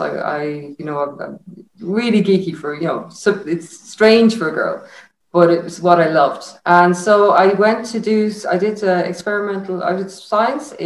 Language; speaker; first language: English; native; English